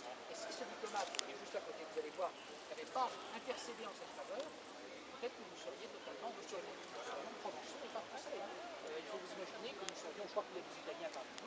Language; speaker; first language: French; native; French